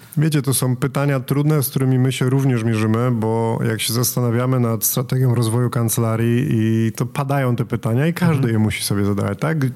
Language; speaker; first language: Polish; native; Polish